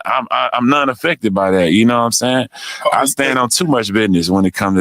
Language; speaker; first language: English; native; English